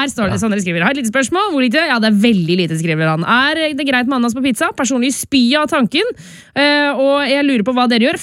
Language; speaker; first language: Norwegian; native; Norwegian